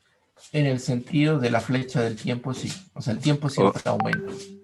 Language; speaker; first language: Spanish; native; Spanish